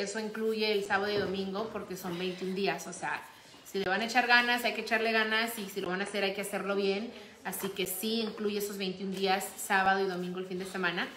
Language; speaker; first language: Spanish; early bilingual, heritage; Spanish